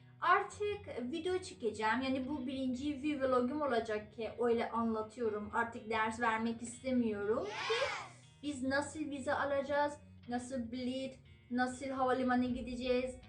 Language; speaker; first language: Turkish; non-native, fluent; Persian